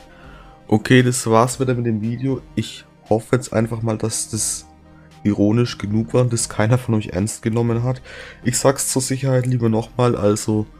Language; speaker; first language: German; native; German